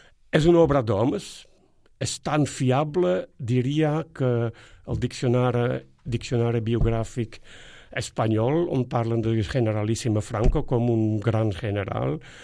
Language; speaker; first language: Catalan; non-native, fluent; Dutch